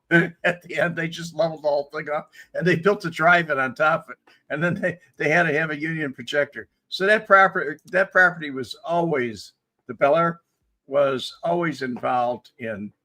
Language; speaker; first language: English; native; English